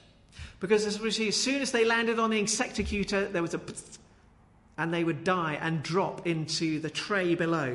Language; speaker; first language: English; native; English